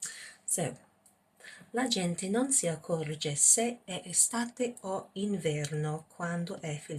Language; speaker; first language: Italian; non-native, fluent; English